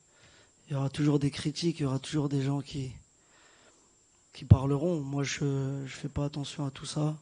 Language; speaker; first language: French; native; French